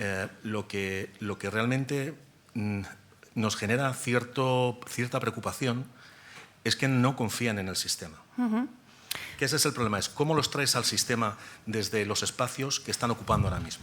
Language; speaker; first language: Spanish; native; Spanish